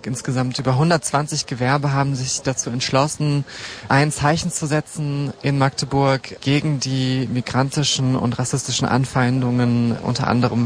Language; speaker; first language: German; native; German